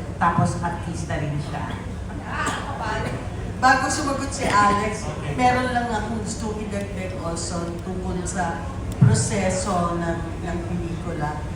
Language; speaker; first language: Filipino; native; Filipino